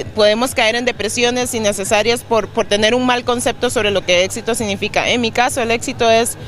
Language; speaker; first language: Spanish; native; Spanish